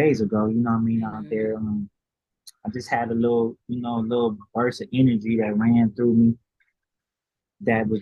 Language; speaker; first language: English; native; English